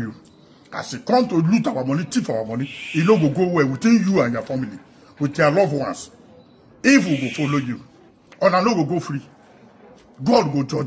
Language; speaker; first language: Nigerian Pidgin; non-native, local second language; Igbo